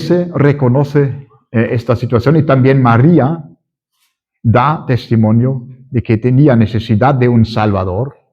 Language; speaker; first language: Spanish; non-native, fluent; German